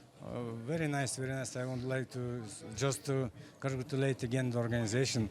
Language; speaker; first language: English; non-native, fluent; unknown